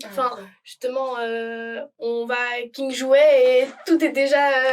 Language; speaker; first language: French; native; French